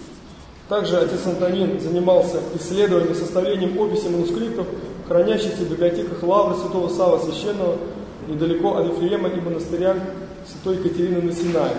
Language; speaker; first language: Russian; native; Russian